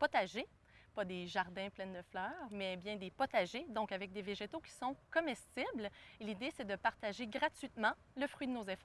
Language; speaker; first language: French; native; French